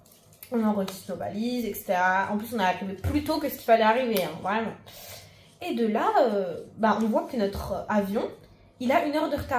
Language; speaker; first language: French; native; French